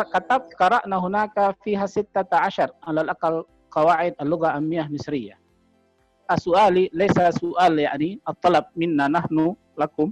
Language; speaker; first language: Arabic; non-native, fluent; Indonesian